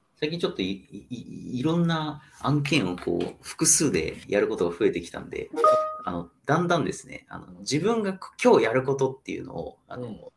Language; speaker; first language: Japanese; native; Japanese